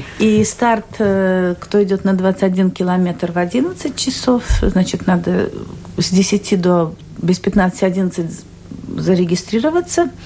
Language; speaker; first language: Russian; native; Russian